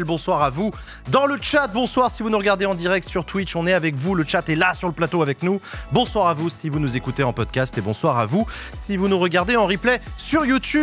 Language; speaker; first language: French; native; French